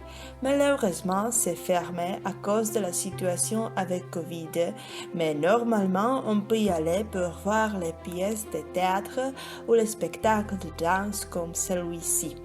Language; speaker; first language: French; non-native, fluent; Czech